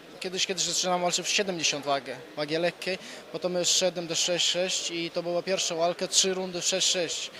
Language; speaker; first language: Polish; non-native, fluent; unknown